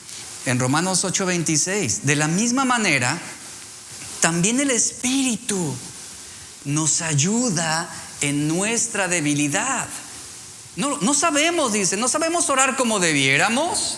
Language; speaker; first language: Spanish; native; Spanish